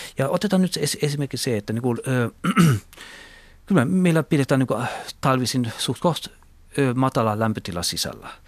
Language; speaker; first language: Finnish; non-native, local second language; Swedish